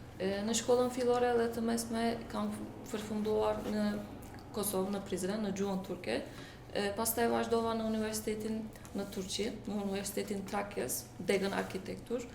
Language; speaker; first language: Albanian; non-native, local second language; Turkish